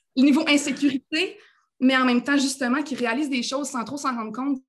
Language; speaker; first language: French; native; French